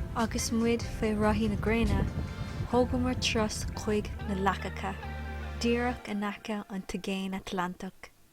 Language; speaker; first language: Irish; non-native, local second language; English